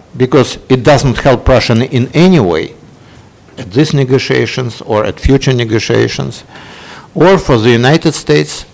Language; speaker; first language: English; non-native, fluent; Russian